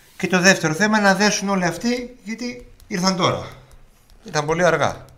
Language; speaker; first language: Greek; early bilingual, heritage; Greek